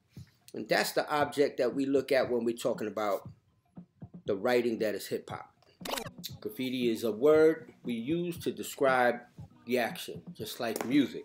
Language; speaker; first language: English; native; English